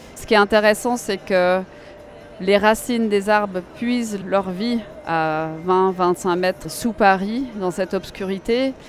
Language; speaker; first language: French; native; French